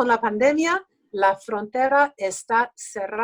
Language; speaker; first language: Spanish; early bilingual, other home language; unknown